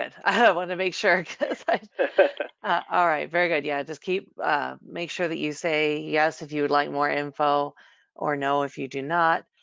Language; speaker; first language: English; native; English